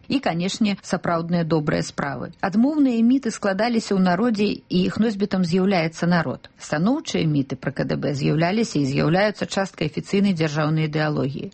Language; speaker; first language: Belarusian; non-native, local second language; Russian